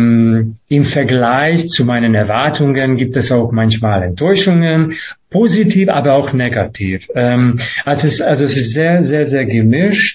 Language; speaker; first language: German; non-native, fluent; Hungarian